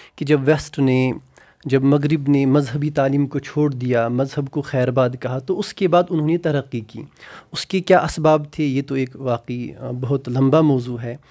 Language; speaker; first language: Urdu; non-native, local second language; Kashmiri